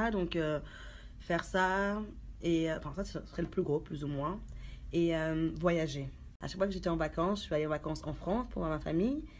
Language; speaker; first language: French; early bilingual, other home language; Haitian Creole